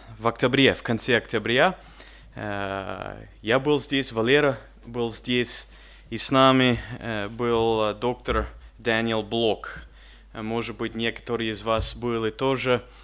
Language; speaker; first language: Russian; early bilingual, heritage; English